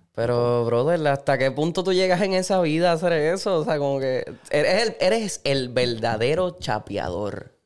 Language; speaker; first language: Spanish; native; Spanish